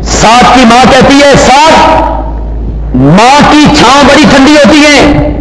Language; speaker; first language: Urdu; native; Urdu